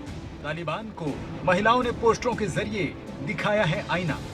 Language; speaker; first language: Hindi; native; Hindi